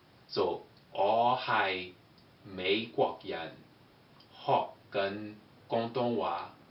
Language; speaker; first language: Cantonese; non-native, learner; English